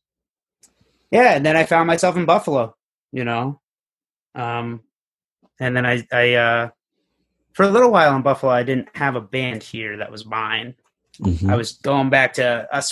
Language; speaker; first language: English; native; English